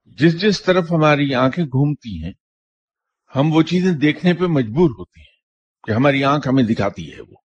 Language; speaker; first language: Urdu; non-native, local second language; Punjabi